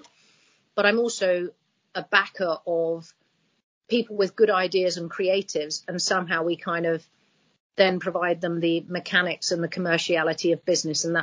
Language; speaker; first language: English; native; English